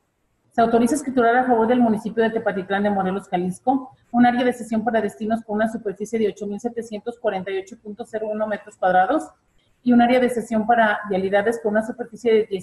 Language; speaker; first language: Spanish; native; Spanish